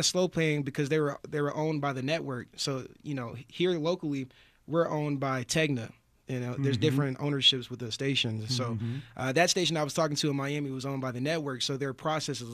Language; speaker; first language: English; native; English